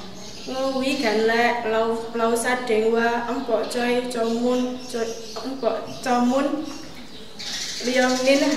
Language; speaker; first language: Cantonese; non-native, learner; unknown